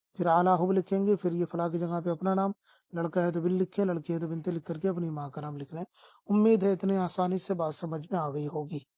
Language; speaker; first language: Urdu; non-native, local second language; Sindhi